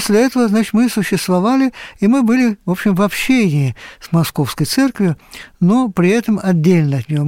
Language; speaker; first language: Russian; native; Russian